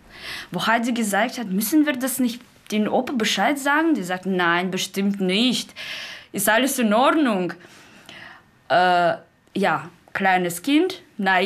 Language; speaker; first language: German; non-native, learner; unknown